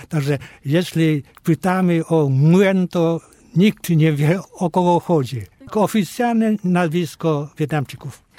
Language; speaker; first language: Polish; non-native, fluent; Vietnamese